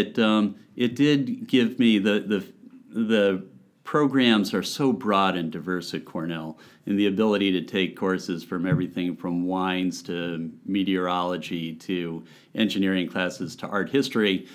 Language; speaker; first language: English; native; English